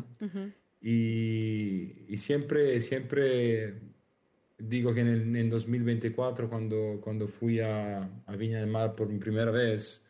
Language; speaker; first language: Spanish; non-native, learner; Italian